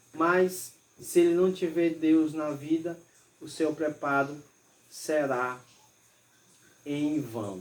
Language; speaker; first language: Portuguese; native; Portuguese